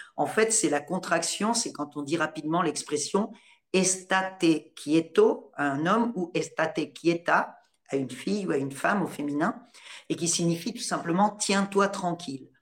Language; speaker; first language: French; native; French